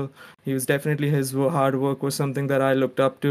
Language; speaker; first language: English; non-native, local second language; Gujarati